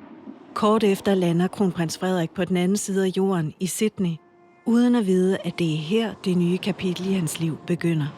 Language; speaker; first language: Danish; native; Danish